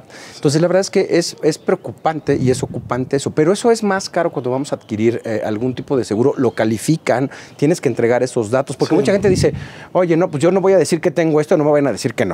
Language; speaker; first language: Spanish; native; Spanish